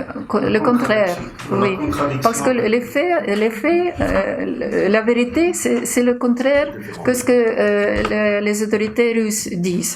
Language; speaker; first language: French; non-native, fluent; Ukrainian